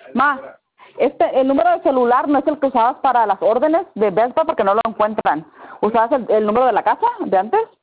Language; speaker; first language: Spanish; early bilingual, heritage; Spanish